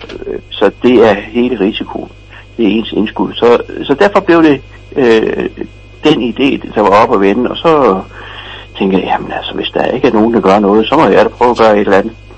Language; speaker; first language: Danish; native; Danish